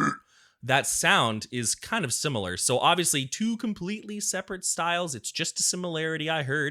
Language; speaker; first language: English; native; English